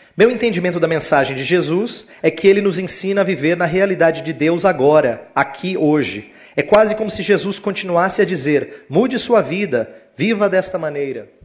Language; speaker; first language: Portuguese; native; Portuguese